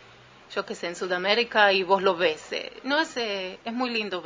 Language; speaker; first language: Spanish; early bilingual, heritage; Spanish